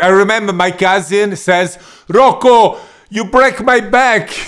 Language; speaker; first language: English; non-native, fluent; Italian